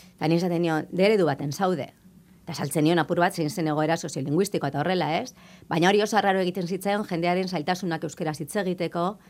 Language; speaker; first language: Basque; native; Basque